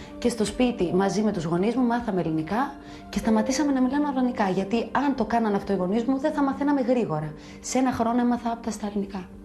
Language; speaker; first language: Greek; early bilingual, other home language; Albanian